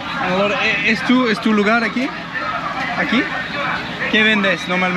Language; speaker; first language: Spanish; non-native, learner; English